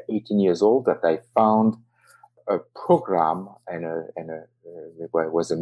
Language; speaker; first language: English; non-native, fluent; French